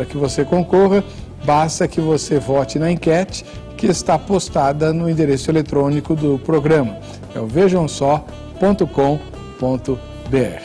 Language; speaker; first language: Portuguese; native; Portuguese